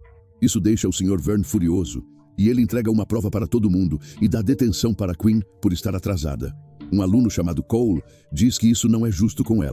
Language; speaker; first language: Portuguese; native; Portuguese